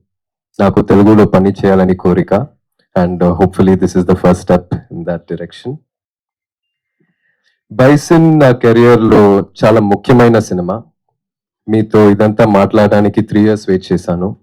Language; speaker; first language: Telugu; non-native, local second language; Tamil